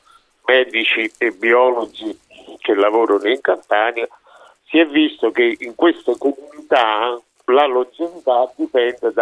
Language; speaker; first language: Italian; native; Italian